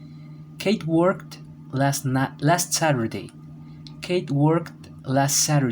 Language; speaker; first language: English; non-native, fluent; Spanish